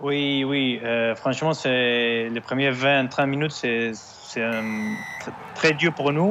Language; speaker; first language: French; non-native, learner; Spanish